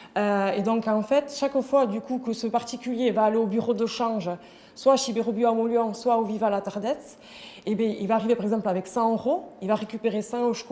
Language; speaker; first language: French; native; French